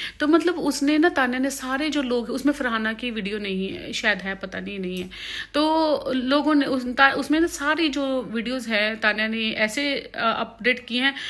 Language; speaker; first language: Hindi; non-native, local second language; Punjabi